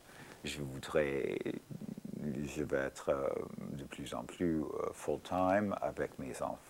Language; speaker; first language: French; non-native, fluent; English